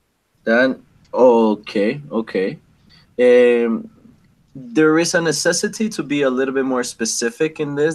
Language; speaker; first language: English; non-native, fluent; Spanish